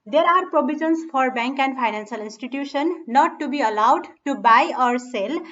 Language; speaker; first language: English; non-native, local second language; Nepali